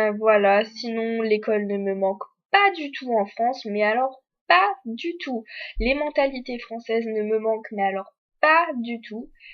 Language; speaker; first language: French; native; French